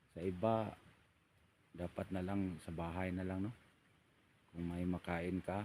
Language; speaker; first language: Filipino; non-native, local second language; Cebuano